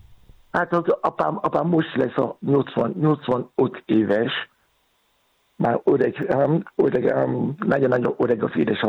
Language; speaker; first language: Hungarian; non-native, fluent; Yoruba